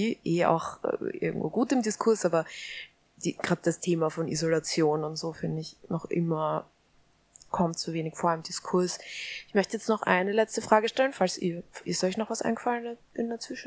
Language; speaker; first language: German; native; German